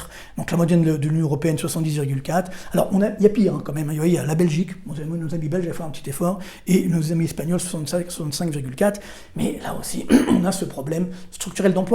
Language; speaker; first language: French; native; French